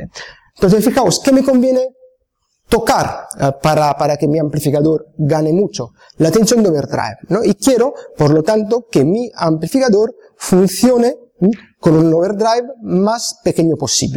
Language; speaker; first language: Spanish; non-native, fluent; Italian